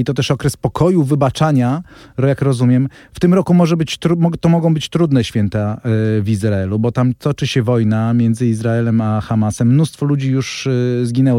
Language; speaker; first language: Polish; native; Polish